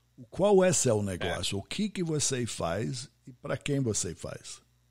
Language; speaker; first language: Portuguese; non-native, fluent; English